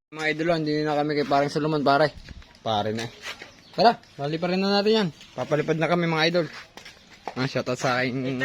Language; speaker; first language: Filipino; native; Filipino